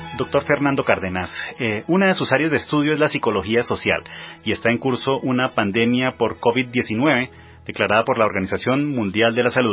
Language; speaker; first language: Spanish; native; Spanish